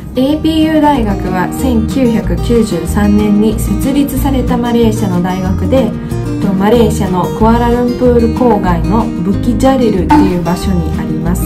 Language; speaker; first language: Japanese; non-native, fluent; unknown